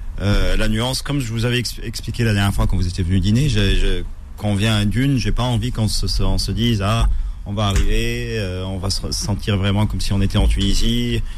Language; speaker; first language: French; non-native, local second language; Arabic